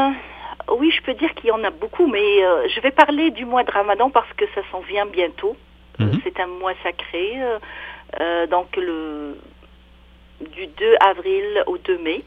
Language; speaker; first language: French; non-native, local second language; Arabic